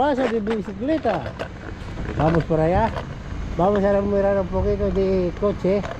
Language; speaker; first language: Spanish; non-native, learner; Filipino